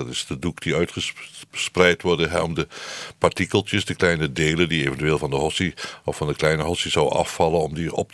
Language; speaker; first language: Dutch; native; Dutch